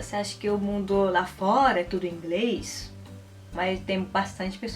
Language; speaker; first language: Portuguese; early bilingual, heritage; Portuguese